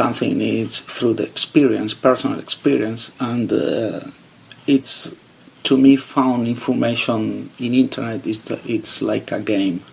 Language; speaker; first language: English; non-native, fluent; Spanish